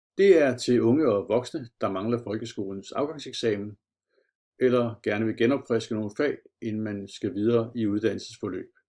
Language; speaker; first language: Danish; native; Danish